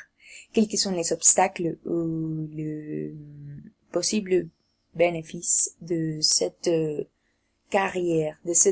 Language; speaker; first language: French; non-native, learner; Spanish